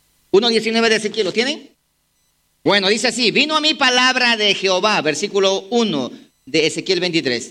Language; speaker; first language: Spanish; native; Spanish